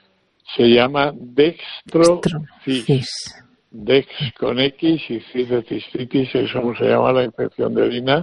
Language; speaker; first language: Spanish; native; Spanish